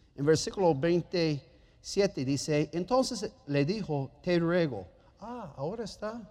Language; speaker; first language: Spanish; non-native, fluent; German